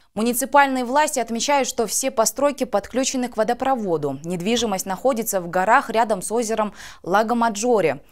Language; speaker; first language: Russian; non-native, local second language; Kyrgyz